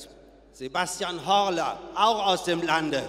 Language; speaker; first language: German; native; German